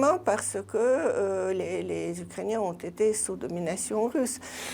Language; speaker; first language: French; non-native, fluent; Russian